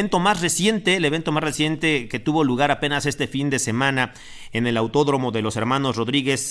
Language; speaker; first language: Spanish; native; Spanish